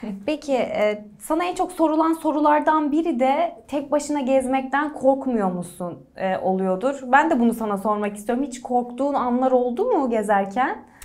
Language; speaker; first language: Turkish; native; Turkish